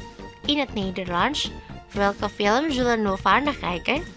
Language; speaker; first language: Dutch; non-native, fluent; Indonesian